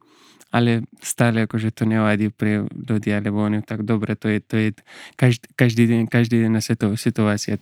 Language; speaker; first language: Slovak; non-native, learner; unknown